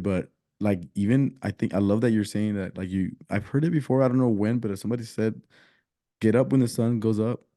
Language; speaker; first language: English; early bilingual, other home language; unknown